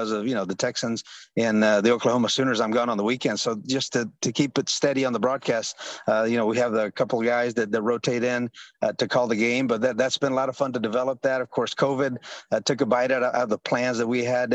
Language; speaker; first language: English; early bilingual, other home language; Spanish